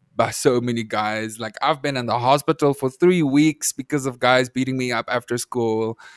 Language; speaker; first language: English; non-native, local second language; Afrikaans